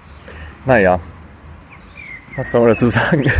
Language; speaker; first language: German; native; German